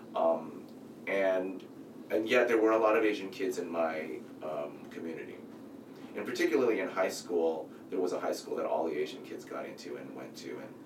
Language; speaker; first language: English; native; English